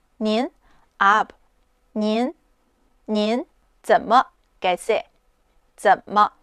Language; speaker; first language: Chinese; non-native, fluent; Urdu